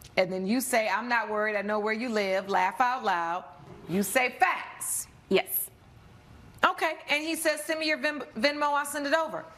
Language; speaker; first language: English; native; English